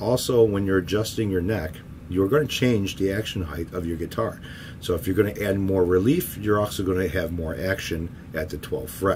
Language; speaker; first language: English; native; English